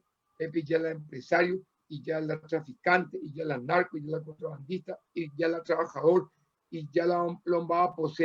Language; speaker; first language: Spanish; native; Spanish